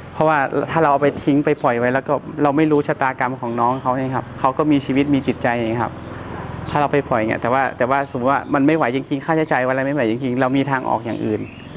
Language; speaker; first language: Thai; native; Thai